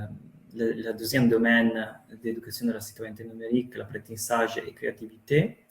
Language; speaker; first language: French; non-native, fluent; Italian